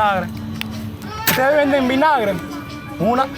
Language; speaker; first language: Spanish; non-native, learner; English